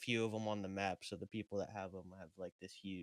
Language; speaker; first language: English; native; English